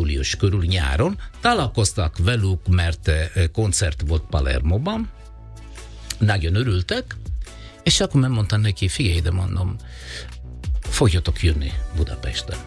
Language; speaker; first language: Hungarian; non-native, learner; Italian